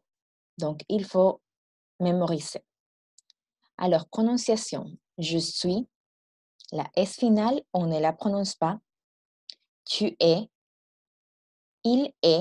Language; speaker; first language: French; non-native, fluent; Spanish